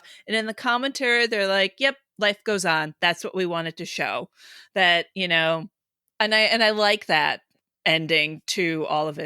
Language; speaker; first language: English; native; English